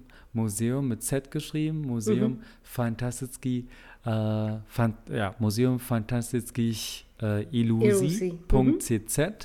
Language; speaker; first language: German; native; German